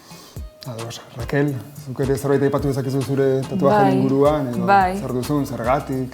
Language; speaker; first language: Basque; native; Basque